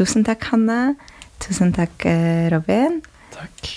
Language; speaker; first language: Norwegian; non-native, fluent; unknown